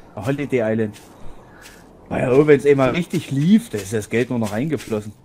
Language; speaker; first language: German; native; German